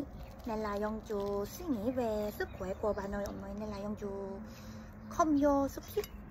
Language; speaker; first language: Vietnamese; non-native, fluent; Korean